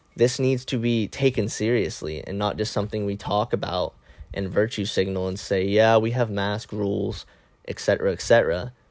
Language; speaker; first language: English; native; English